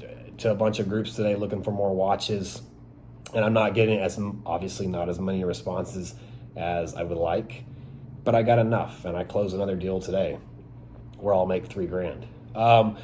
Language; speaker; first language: English; native; English